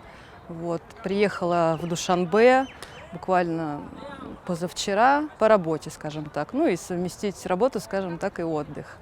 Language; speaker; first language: Russian; native; Russian